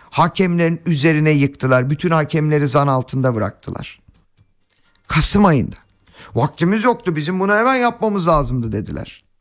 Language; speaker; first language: Turkish; native; Turkish